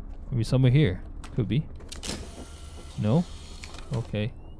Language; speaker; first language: English; non-native, local second language; Malay